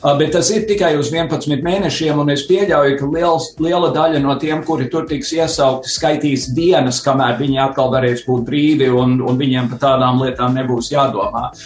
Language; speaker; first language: Latvian; early bilingual, heritage; Latvian